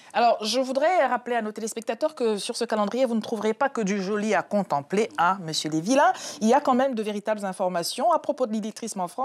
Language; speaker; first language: French; native; French